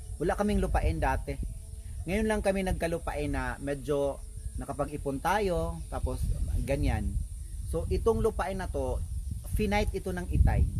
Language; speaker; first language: Filipino; non-native, local second language; Cebuano